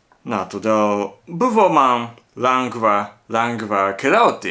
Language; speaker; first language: Lithuanian; non-native, learner; Japanese